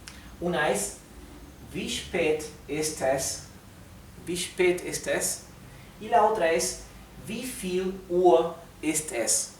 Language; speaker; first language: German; non-native, fluent; Spanish